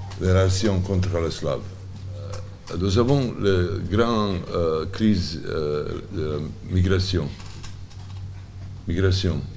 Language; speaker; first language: French; non-native, learner; Serbian